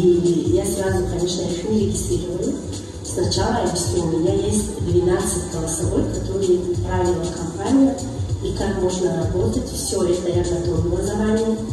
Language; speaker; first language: Russian; non-native, learner; Tajik